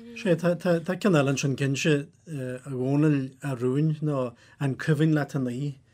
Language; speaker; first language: Irish; native; Irish